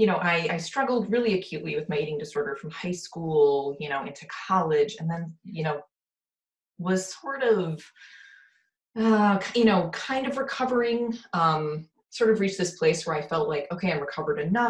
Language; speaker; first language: English; native; English